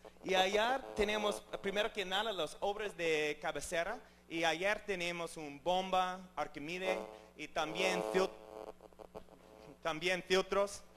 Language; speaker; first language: Spanish; non-native, learner; English